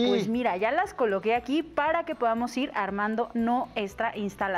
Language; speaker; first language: Spanish; native; Spanish